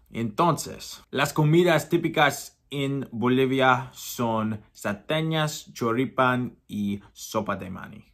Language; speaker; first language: Spanish; non-native, learner; English